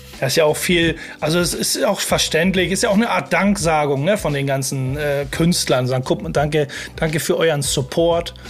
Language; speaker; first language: German; native; German